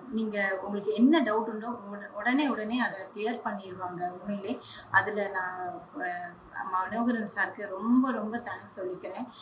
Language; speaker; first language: Tamil; non-native, local second language; Hindi